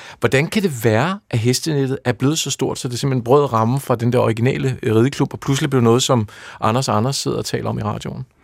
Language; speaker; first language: Danish; native; Danish